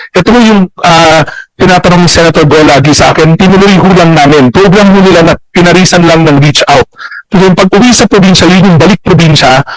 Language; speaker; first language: Filipino; native; Filipino